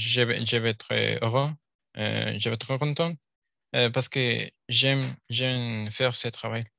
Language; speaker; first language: French; non-native, learner; Spanish